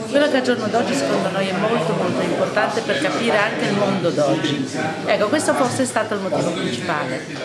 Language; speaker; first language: Italian; non-native, fluent; Polish